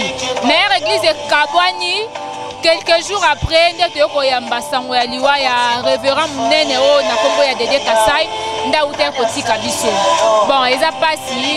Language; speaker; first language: French; non-native, local second language; Lingala